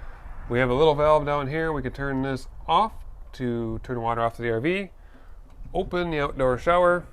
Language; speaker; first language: English; native; English